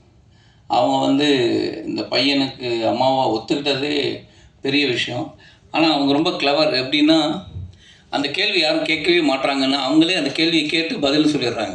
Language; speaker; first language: Tamil; native; Tamil